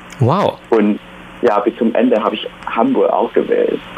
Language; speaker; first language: German; non-native, fluent; Chinese